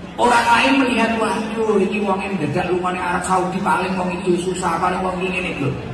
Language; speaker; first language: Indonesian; native; Indonesian